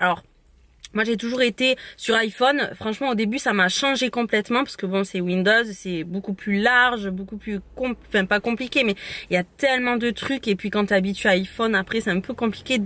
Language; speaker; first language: French; native; French